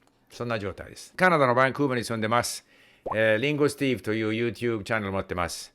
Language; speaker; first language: Japanese; non-native, fluent; English